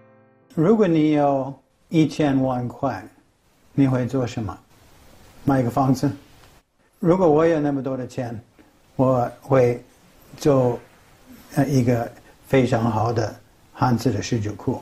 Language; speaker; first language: Chinese; non-native, fluent; English